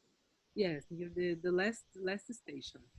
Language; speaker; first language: English; non-native, learner; Portuguese